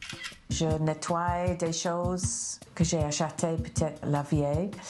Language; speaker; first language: French; non-native, fluent; English